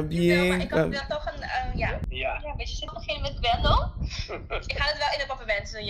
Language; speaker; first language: Dutch; non-native, local second language; Papiamento